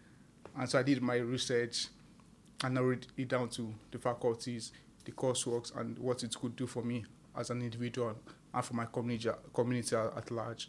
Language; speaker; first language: English; non-native, local second language; Yoruba